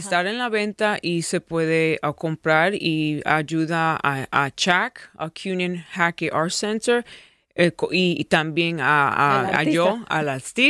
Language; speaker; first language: Spanish; early bilingual, heritage; English